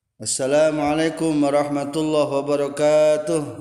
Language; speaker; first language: Arabic; non-native, fluent; Indonesian